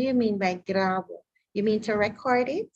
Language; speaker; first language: English; native; English